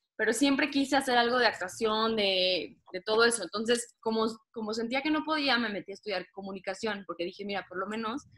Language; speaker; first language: Spanish; native; Spanish